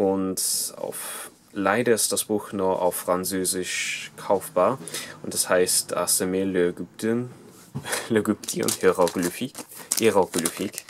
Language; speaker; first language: German; non-native, fluent; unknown